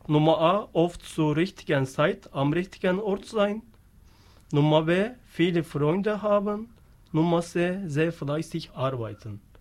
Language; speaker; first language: German; non-native, learner; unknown